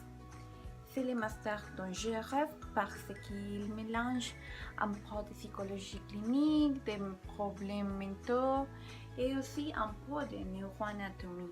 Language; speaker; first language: French; non-native, learner; Spanish